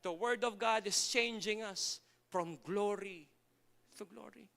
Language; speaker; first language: English; non-native, local second language; Filipino